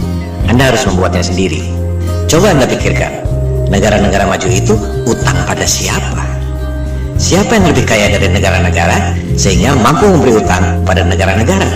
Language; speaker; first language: Indonesian; native; Indonesian